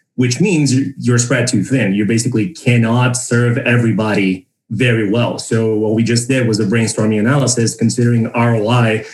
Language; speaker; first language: English; non-native, fluent; Portuguese